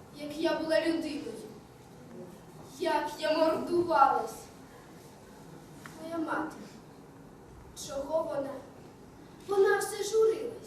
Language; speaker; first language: Ukrainian; native; Ukrainian